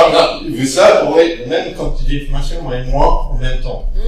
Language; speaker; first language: French; non-native, fluent; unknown